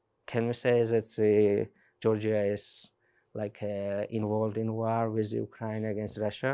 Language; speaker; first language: English; non-native, fluent; Georgian